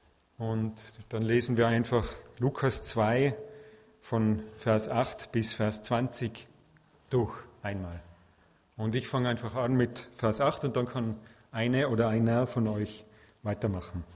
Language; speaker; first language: German; native; German